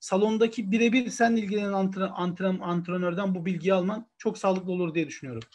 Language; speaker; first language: Turkish; native; Turkish